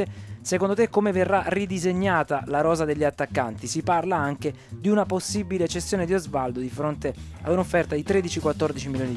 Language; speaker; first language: Italian; native; Italian